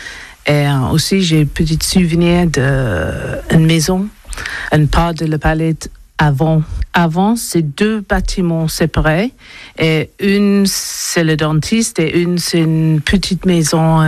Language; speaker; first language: French; non-native, learner; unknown